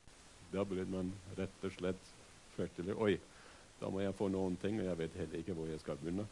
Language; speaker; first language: Norwegian; non-native, fluent; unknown